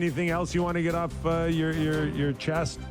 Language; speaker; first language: English; native; English